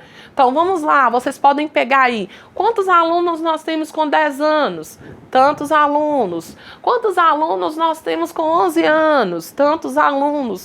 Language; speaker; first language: Portuguese; native; Portuguese